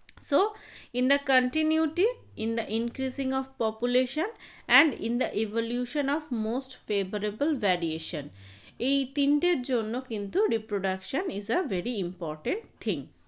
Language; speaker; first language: English; non-native, local second language; Bangla